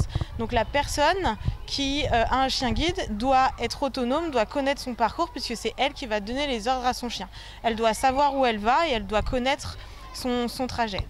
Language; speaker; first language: French; native; French